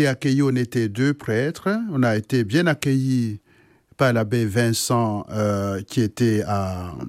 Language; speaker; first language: French; non-native, local second language; Kinyarwanda